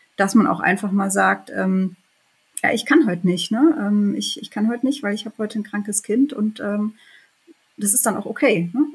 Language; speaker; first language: German; native; German